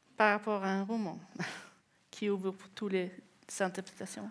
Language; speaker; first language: French; non-native, fluent; Swedish